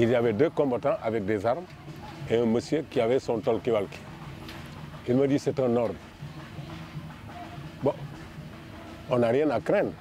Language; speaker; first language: French; non-native, local second language; Wolof